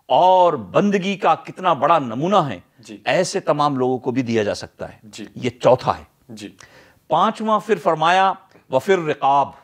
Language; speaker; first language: Urdu; native; Urdu